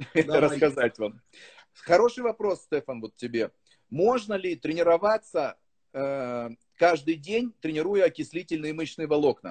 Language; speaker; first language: Russian; native; Russian